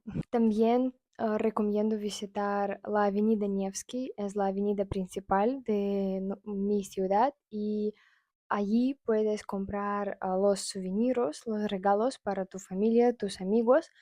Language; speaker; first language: Spanish; non-native, fluent; Russian